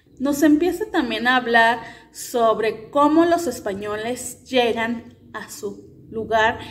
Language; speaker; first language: Spanish; native; Spanish